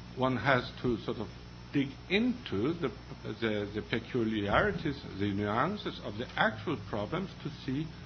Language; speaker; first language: English; non-native, fluent; Danish